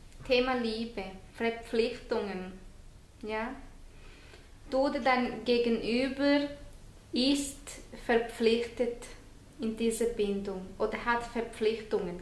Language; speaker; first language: German; non-native, fluent; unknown